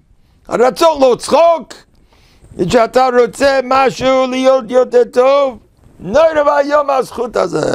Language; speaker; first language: Hebrew; non-native, fluent; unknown